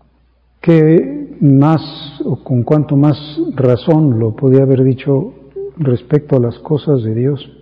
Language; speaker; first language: Spanish; native; Spanish